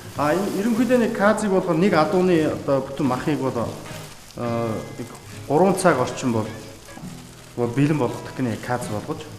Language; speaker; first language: Mongolian; non-native, local second language; Kazakh